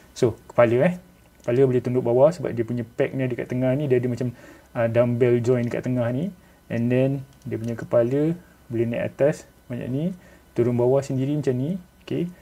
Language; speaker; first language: Malay; native; Malay